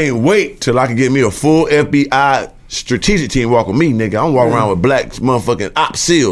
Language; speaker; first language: English; native; English